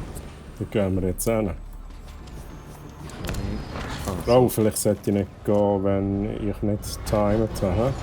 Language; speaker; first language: German; native; German